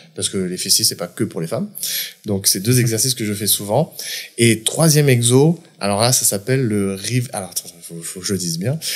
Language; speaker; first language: French; native; French